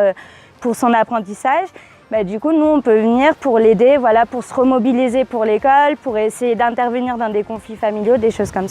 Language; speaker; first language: French; native; French